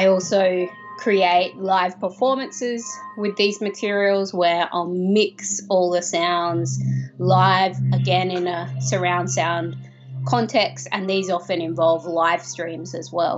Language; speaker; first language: English; native; English